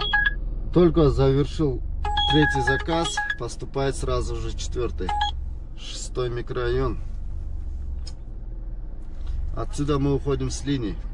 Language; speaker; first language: Russian; non-native, local second language; Kyrgyz